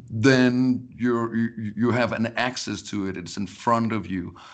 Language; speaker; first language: English; non-native, fluent; Danish